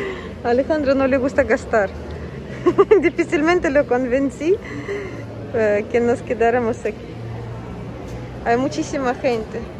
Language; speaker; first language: Spanish; non-native, fluent; Russian